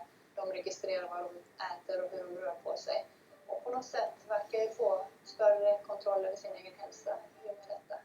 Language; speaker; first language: Swedish; native; Swedish